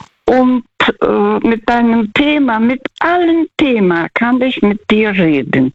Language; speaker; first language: German; non-native, fluent; Russian